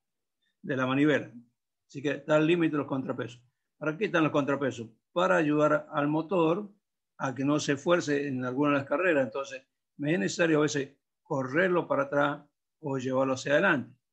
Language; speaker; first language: Spanish; native; Spanish